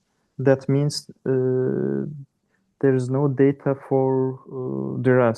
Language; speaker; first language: English; non-native, learner; Turkish